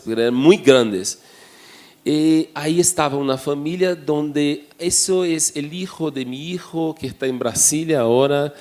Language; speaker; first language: Spanish; non-native, fluent; Portuguese